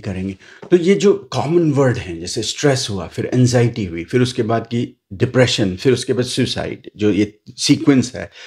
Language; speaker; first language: Hindi; native; Hindi